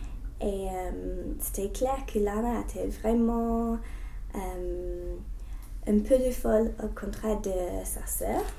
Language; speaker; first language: French; non-native, learner; English